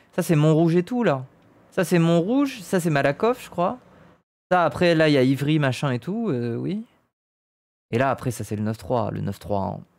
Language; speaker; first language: French; native; French